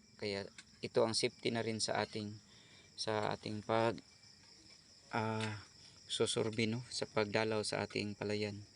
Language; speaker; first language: Filipino; non-native, local second language; Cebuano